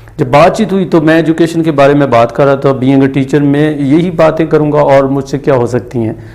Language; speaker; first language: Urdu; non-native, local second language; Punjabi